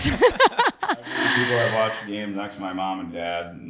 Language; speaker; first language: English; native; English